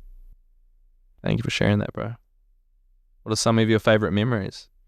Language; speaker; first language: English; native; English